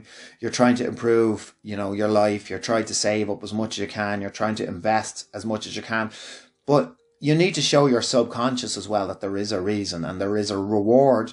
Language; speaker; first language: English; native; English